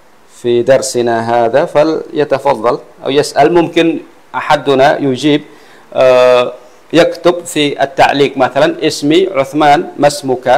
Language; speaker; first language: Arabic; non-native, fluent; Western Cham